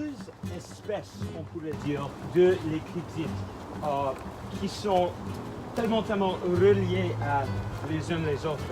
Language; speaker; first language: French; non-native, learner; English